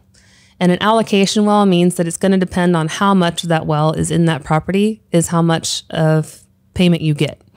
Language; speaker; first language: English; native; English